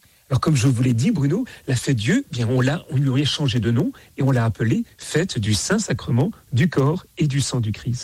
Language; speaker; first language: French; native; French